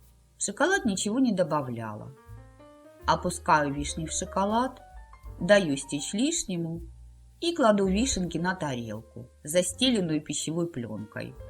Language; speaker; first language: Russian; native; Russian